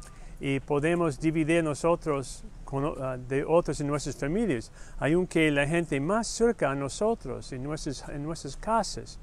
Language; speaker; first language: Spanish; non-native, fluent; English